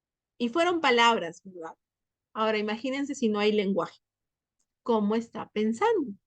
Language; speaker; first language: Spanish; native; Spanish